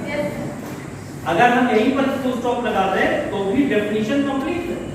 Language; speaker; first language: Hindi; native; Hindi